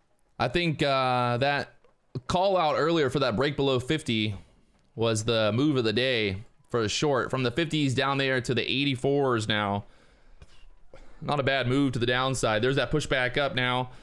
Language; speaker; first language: English; native; English